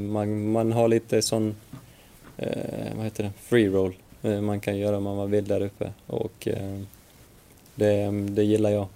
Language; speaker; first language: Swedish; non-native, fluent; Icelandic